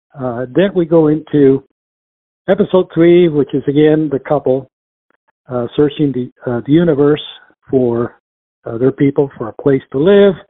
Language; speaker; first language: English; early bilingual, other home language; Spanish